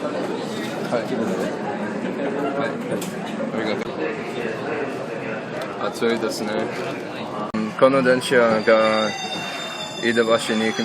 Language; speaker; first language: Japanese; non-native, learner; English